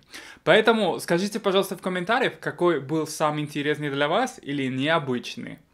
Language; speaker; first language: Russian; non-native, fluent; Spanish